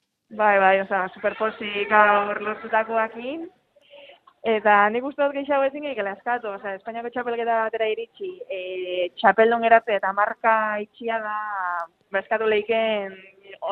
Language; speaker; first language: Basque; native; Basque